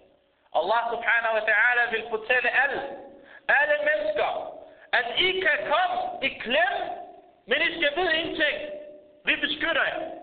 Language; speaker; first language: Danish; early bilingual, other home language; Arabic